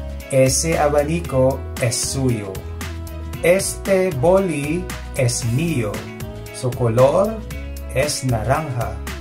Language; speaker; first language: Spanish; non-native, fluent; Filipino